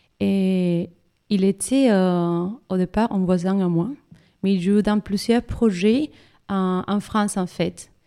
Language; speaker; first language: French; non-native, fluent; Spanish